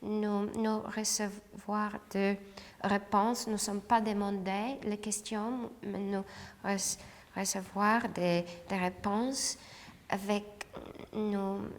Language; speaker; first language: French; non-native, fluent; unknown